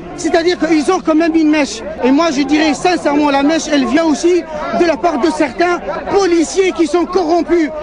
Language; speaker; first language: French; non-native, local second language; Arabic